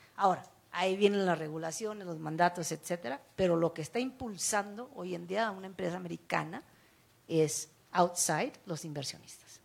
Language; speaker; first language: Spanish; early bilingual, heritage; Spanish